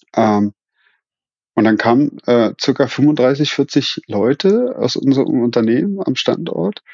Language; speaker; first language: German; native; German